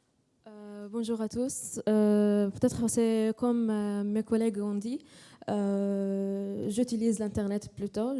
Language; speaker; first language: French; non-native, fluent; Arabic